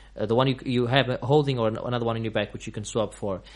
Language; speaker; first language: English; non-native, fluent; Portuguese